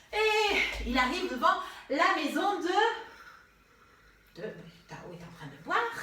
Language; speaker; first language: French; native; French